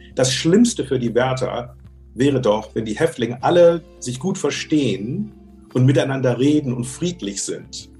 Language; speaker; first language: German; native; German